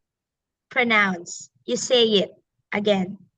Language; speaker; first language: English; non-native, fluent; Filipino